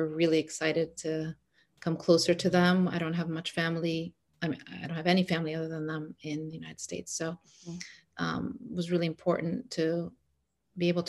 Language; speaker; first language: English; non-native, fluent; Arabic